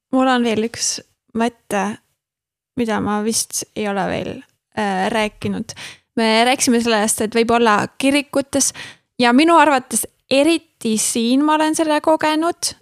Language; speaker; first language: Estonian; non-native, fluent; German